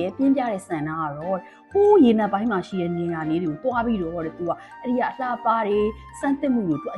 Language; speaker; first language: Burmese; native; Burmese